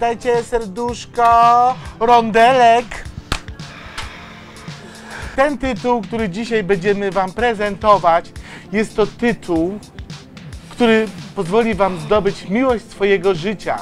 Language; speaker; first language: Polish; native; Polish